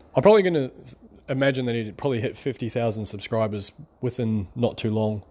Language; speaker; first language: English; native; English